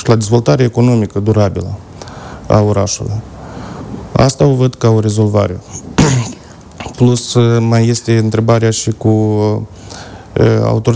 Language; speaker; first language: Romanian; native; Romanian